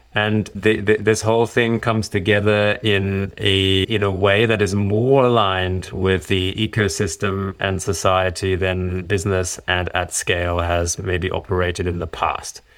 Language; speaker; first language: English; early bilingual, other home language; German